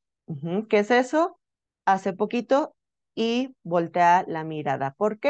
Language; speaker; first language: Spanish; native; Spanish